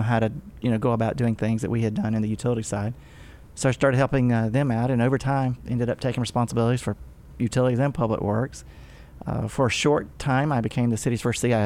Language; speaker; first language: English; native; English